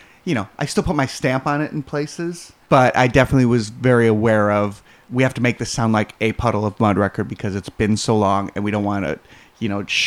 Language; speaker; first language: English; native; English